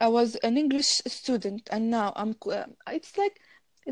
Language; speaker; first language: English; non-native, fluent; Arabic